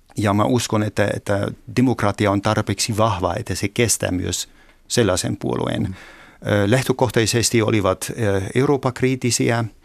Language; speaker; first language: Finnish; non-native, fluent; German